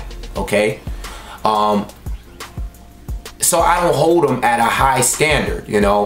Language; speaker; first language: English; native; English